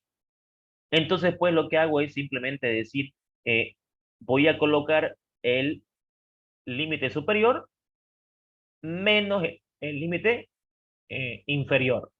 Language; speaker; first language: Spanish; native; Spanish